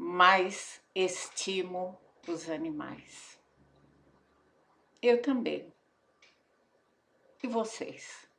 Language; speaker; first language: Portuguese; native; Portuguese